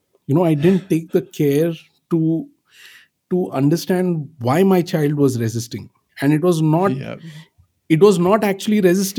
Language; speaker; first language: English; non-native, local second language; Marathi